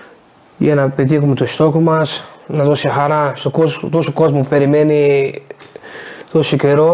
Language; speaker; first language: Greek; non-native, fluent; Portuguese